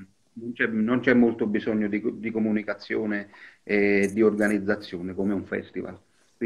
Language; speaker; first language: Italian; native; Italian